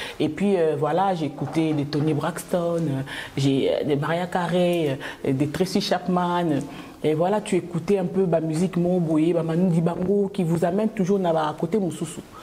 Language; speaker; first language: French; non-native, local second language; Lingala